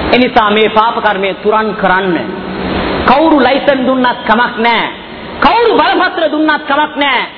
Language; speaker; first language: Sinhala; non-native, local second language; Tamil